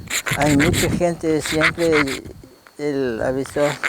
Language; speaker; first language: Spanish; non-native, local second language; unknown